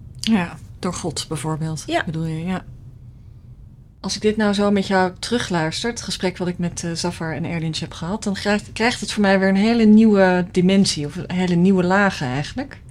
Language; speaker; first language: Dutch; native; Dutch